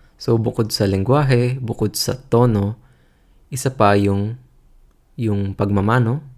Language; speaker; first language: Filipino; native; Filipino